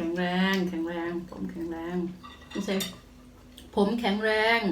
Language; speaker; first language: Thai; native; Thai